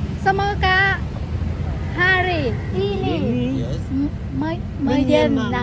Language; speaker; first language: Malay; non-native, learner; Thai